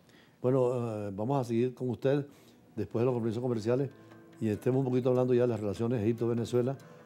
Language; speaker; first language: Spanish; native; Spanish